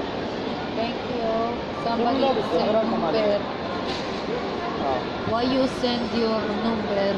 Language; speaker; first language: English; non-native, learner; Turkish